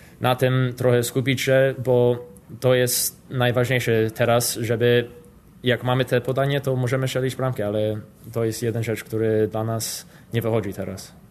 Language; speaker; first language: Polish; non-native, learner; English